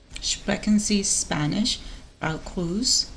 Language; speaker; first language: German; non-native, learner; Spanish